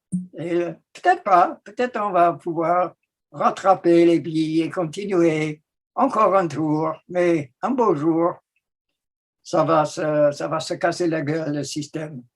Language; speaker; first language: French; non-native, fluent; English